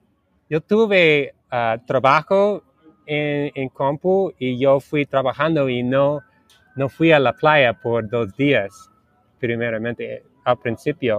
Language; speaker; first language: Spanish; non-native, learner; English